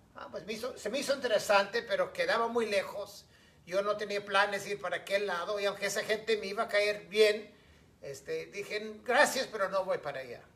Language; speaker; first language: Spanish; non-native, fluent; English